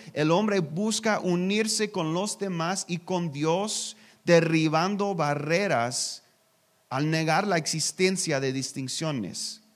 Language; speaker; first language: Spanish; non-native, learner; English